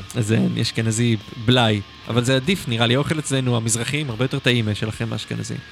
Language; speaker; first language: Hebrew; early bilingual, other home language; Hungarian